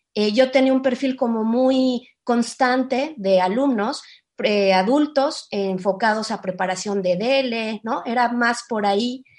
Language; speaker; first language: Spanish; native; Spanish